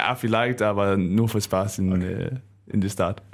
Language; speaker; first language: German; non-native, learner; Danish